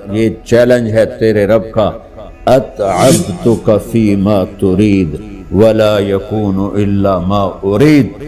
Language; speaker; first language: Urdu; non-native, local second language; Punjabi